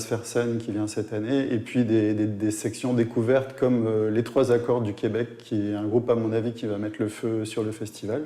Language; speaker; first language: French; native; French